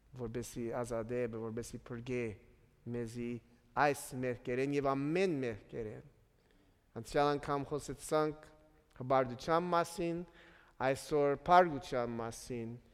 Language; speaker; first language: Armenian; early bilingual, heritage; Armenian